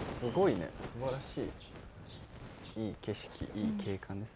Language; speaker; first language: Japanese; native; Japanese